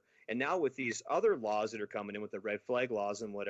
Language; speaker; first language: English; native; English